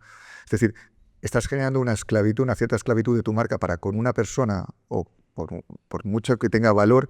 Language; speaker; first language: Spanish; native; Spanish